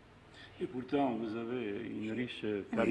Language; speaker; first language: French; non-native, fluent; Macedonian